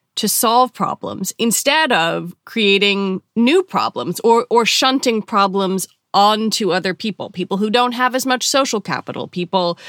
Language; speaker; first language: English; native; English